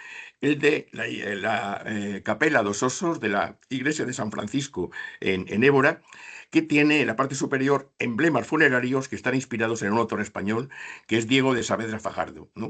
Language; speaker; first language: Spanish; native; Spanish